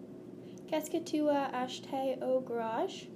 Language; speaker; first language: French; non-native, learner; English